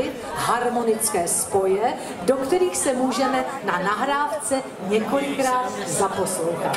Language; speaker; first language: Czech; native; Czech